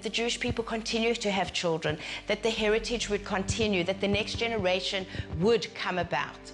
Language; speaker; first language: English; native; English